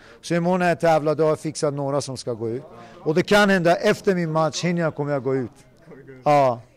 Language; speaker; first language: Swedish; early bilingual, other home language; Persian